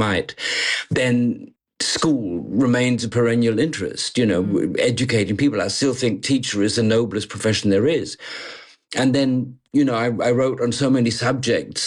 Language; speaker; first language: English; native; English